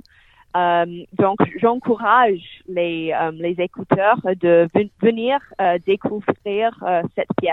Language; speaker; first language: French; non-native, fluent; English